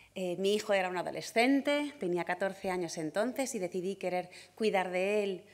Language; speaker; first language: Spanish; native; Spanish